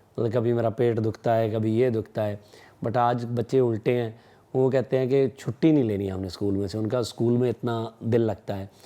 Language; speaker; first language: Hindi; non-native, local second language; Punjabi